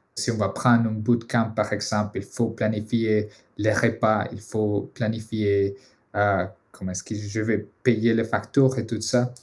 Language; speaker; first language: French; non-native, fluent; Spanish